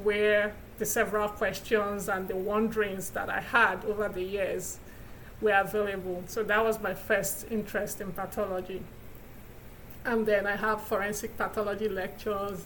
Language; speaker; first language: English; non-native, local second language; Igbo